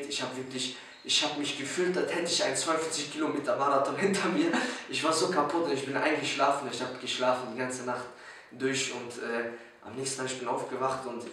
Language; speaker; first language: German; early bilingual, other home language; Polish